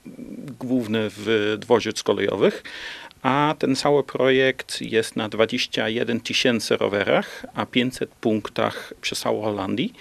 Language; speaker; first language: Polish; non-native, learner; Dutch